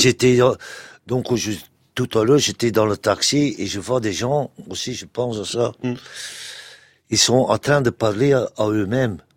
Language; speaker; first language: French; non-native, local second language; Dutch